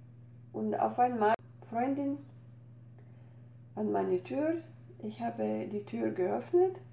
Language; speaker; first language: German; non-native, fluent; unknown